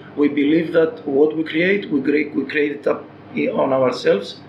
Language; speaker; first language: English; non-native, fluent; Greek